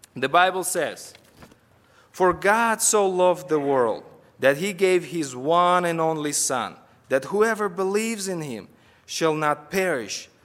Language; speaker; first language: English; non-native, fluent; Russian